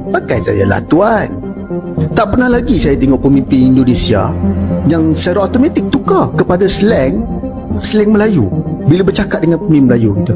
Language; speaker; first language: Malay; native; Malay